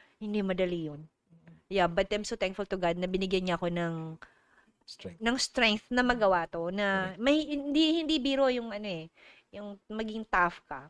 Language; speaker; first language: Filipino; non-native, local second language; Cebuano